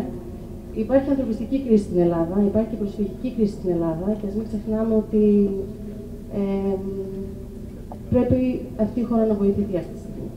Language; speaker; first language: Greek; early bilingual, heritage; Greek